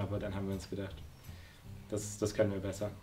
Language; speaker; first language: German; native; German